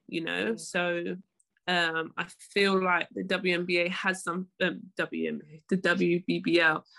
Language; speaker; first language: English; native; English